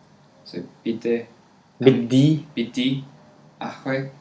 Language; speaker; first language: Arabic; non-native, learner; English